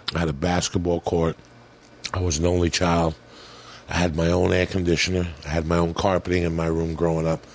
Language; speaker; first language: English; native; English